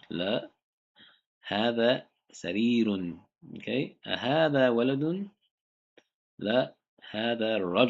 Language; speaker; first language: Arabic; non-native, fluent; English